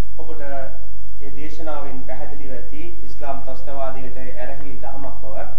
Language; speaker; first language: Sinhala; non-native, local second language; Tamil